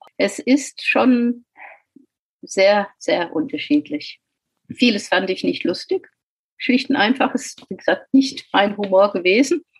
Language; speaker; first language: German; non-native, fluent; English